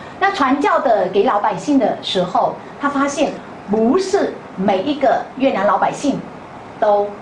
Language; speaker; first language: Chinese; non-native, fluent; Vietnamese